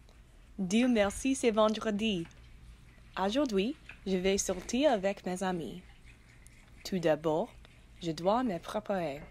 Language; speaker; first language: French; non-native, learner; English